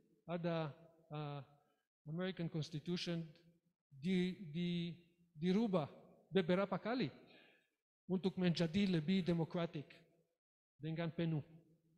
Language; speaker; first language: Indonesian; non-native, learner; English